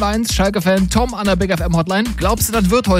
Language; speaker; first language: German; native; German